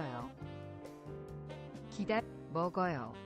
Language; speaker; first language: Korean; non-native, learner; English